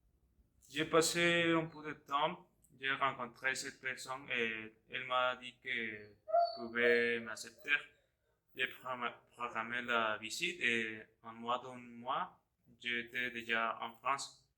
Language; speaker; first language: French; non-native, learner; Spanish